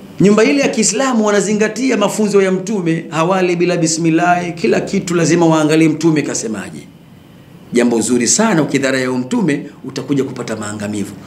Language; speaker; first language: Swahili; native; Swahili